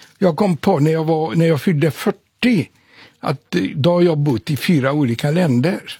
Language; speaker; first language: Swedish; non-native, fluent; Polish